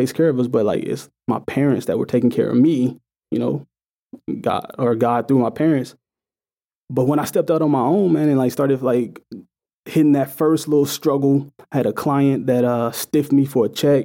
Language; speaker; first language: English; native; English